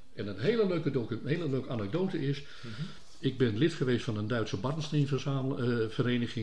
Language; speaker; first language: Dutch; native; Dutch